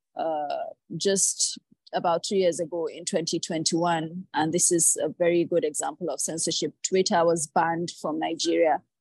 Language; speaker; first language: English; non-native, local second language; Hausa